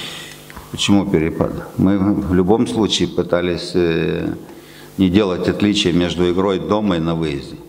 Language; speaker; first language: Russian; native; Russian